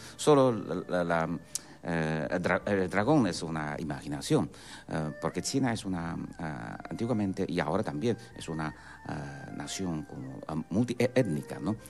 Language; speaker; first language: Spanish; non-native, fluent; Chinese